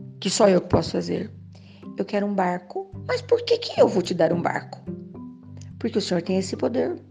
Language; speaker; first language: Portuguese; native; Portuguese